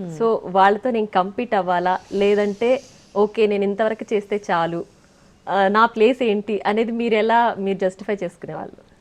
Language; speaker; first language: Telugu; native; Telugu